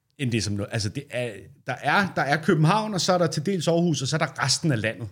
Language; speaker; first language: Danish; native; Danish